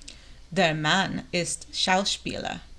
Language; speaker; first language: German; non-native, learner; English